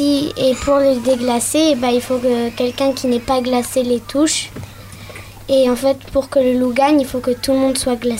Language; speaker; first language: French; native; French